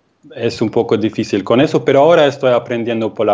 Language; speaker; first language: Spanish; non-native, fluent; German